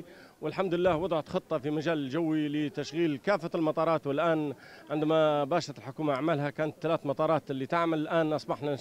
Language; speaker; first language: Arabic; native; Arabic